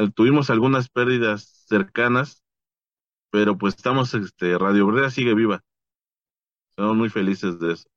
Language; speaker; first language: Spanish; native; Spanish